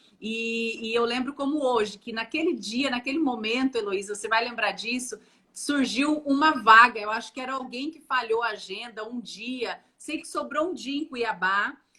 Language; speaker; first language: Portuguese; native; Portuguese